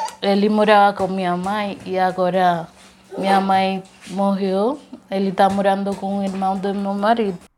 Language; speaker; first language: Portuguese; non-native, fluent; Haitian Creole